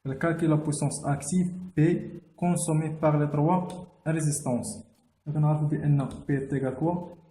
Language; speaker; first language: French; non-native, local second language; Arabic